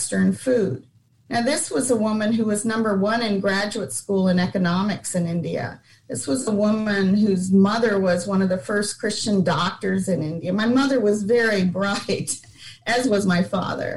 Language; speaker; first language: English; native; English